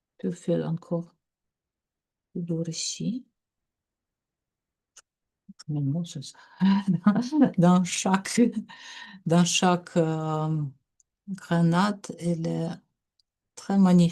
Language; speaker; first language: French; non-native, learner; Russian